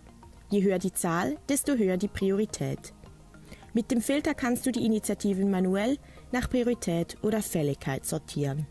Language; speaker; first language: German; native; German